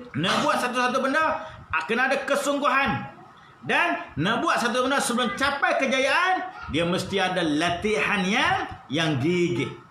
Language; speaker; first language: Malay; native; Malay